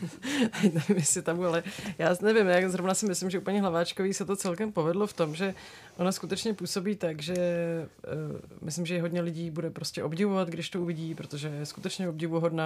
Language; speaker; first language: Czech; native; Czech